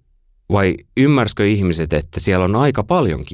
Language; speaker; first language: Finnish; native; Finnish